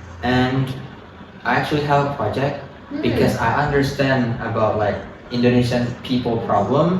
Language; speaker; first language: English; non-native, fluent; Indonesian